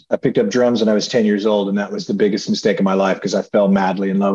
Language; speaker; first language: English; native; English